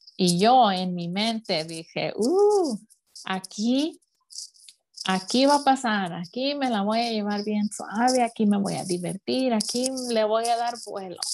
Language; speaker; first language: Spanish; early bilingual, heritage; Spanish